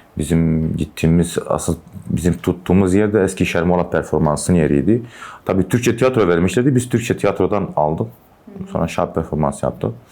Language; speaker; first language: Turkish; non-native, local second language; Kurdish